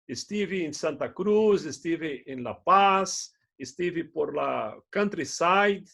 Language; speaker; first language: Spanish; non-native, fluent; Portuguese